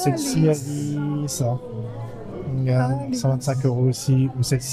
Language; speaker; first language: French; native; French